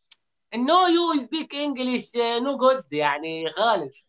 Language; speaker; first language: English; non-native, learner; Arabic